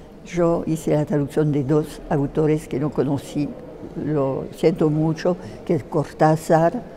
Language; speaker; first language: Spanish; non-native, fluent; French